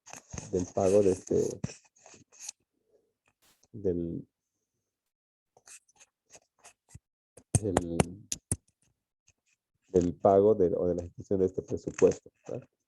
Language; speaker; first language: Spanish; native; Spanish